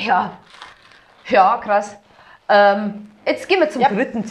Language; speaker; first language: German; native; German